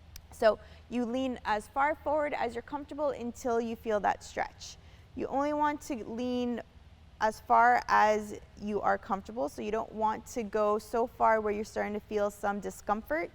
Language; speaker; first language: English; native; English